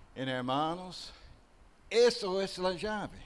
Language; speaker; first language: Spanish; non-native, learner; English